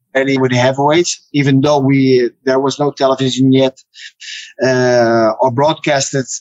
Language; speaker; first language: English; non-native, fluent; Dutch